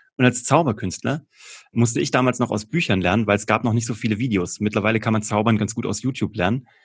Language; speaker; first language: German; native; German